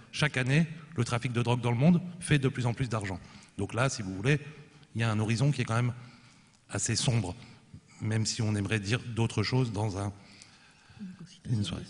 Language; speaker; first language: French; native; French